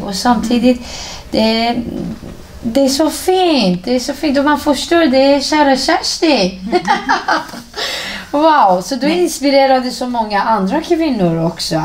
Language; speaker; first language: Swedish; non-native, fluent; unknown